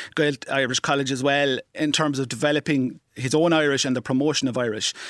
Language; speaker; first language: English; native; English